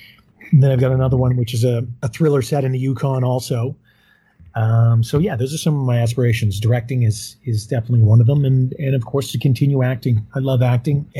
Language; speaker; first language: English; native; English